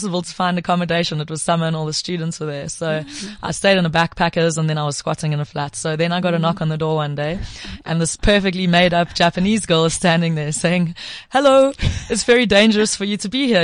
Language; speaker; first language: English; native; English